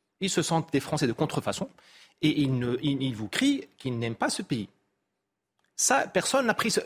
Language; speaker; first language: French; non-native, local second language; Arabic